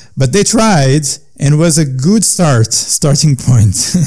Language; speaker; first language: English; non-native, learner; Portuguese